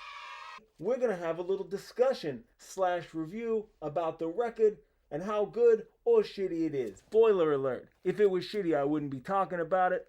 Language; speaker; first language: English; native; English